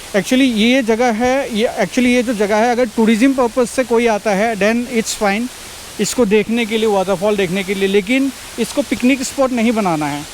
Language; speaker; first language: Hindi; non-native, local second language; Assamese